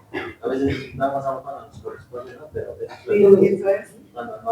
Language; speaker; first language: Spanish; native; Spanish